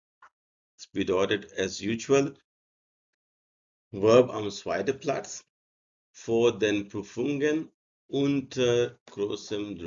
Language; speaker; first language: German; non-native, learner; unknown